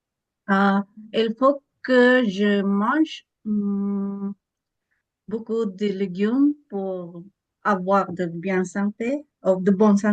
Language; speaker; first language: French; non-native, learner; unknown